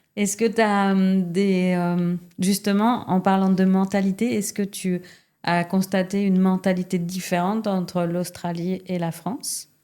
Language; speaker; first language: French; native; French